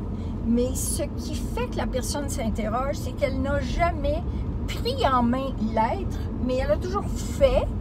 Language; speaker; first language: French; native; French